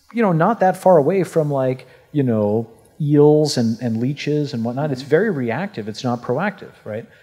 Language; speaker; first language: English; native; English